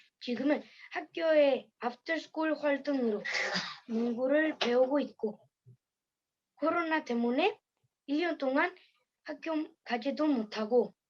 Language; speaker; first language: Korean; early bilingual, heritage; Korean